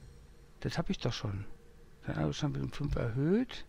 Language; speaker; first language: German; native; German